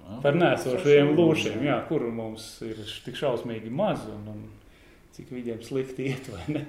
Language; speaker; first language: Latvian; native; Latvian